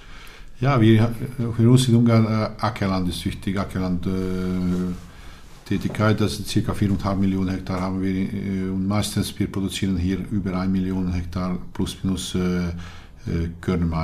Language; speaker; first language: German; non-native, learner; Hungarian